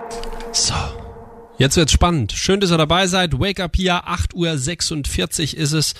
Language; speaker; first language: German; native; German